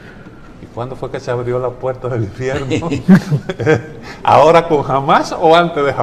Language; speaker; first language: Spanish; native; Spanish